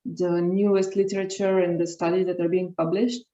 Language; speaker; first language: English; non-native, fluent; Slovenian